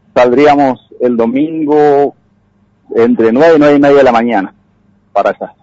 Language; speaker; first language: Spanish; native; Spanish